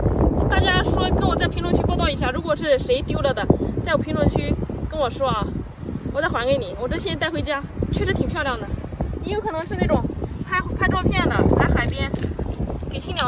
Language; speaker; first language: Chinese; native; Chinese